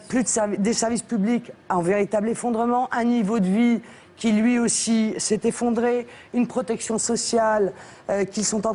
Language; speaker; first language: French; native; French